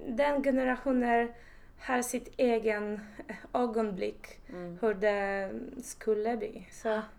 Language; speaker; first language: Swedish; non-native, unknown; Polish